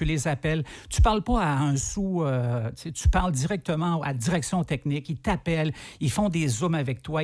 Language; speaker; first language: French; native; French